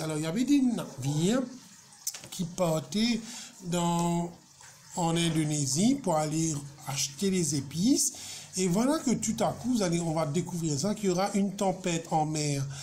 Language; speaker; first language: French; non-native, local second language; Morisyen